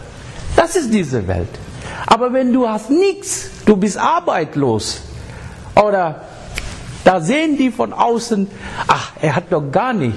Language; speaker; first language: German; non-native, learner; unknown